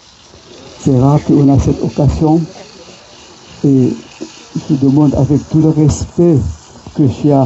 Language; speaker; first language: French; non-native, local second language; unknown